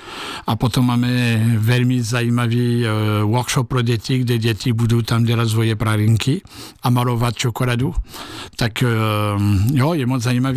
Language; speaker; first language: Czech; non-native, fluent; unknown